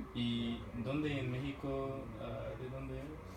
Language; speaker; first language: Spanish; non-native, learner; English